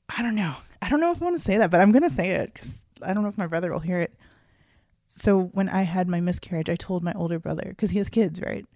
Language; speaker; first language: English; native; English